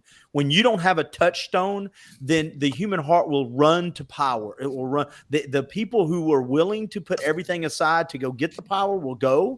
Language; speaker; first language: English; native; English